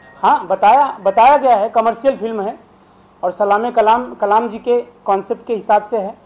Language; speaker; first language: Hindi; native; Hindi